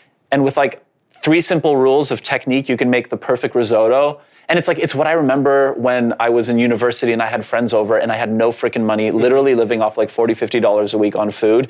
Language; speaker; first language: English; non-native, fluent; Polish